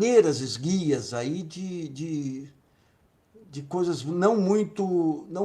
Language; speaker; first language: Portuguese; native; Portuguese